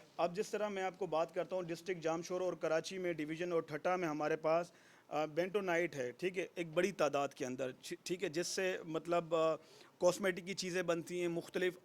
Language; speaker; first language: Urdu; non-native, local second language; Sindhi